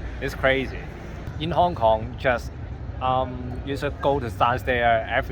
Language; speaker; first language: English; non-native, learner; Cantonese